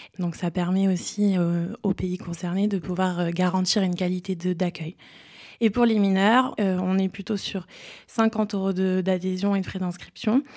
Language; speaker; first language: French; native; French